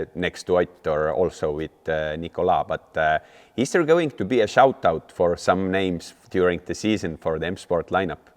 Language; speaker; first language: English; non-native, fluent; Estonian